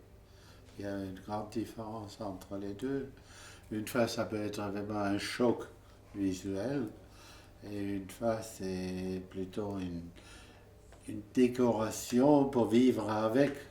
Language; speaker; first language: French; non-native, fluent; German